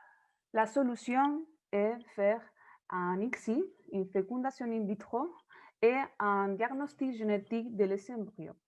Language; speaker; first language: French; non-native, fluent; Spanish